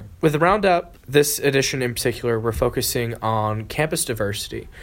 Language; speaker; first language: English; native; English